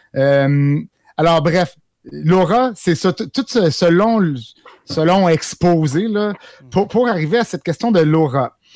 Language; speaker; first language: French; native; French